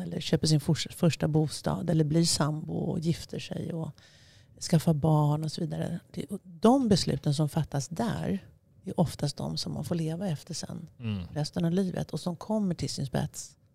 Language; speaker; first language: Swedish; native; Swedish